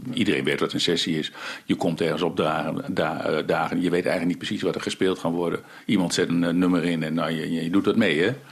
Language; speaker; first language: Dutch; early bilingual, other home language; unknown